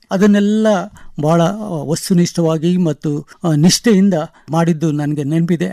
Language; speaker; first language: Kannada; non-native, local second language; Konkani